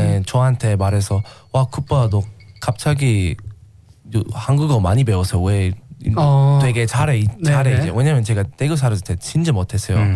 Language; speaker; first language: Korean; non-native, learner; English